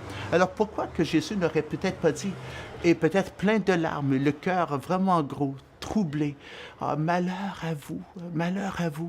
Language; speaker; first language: French; native; French